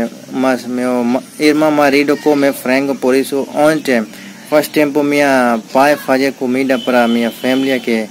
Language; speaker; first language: Portuguese; non-native, learner; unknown